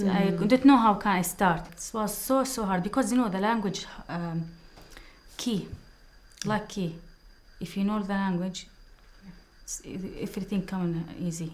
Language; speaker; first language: English; non-native, learner; Arabic